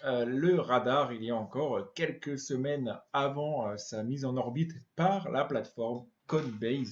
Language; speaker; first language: French; native; French